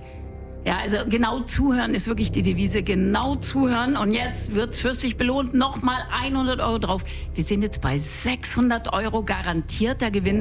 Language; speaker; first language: German; native; German